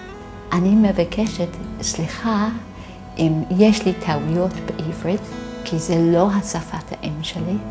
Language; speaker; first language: Hebrew; non-native, fluent; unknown